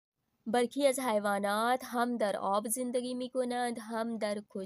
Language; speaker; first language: Persian; non-native, fluent; Urdu